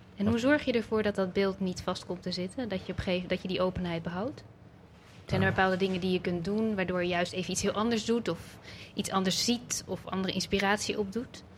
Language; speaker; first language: Dutch; native; Dutch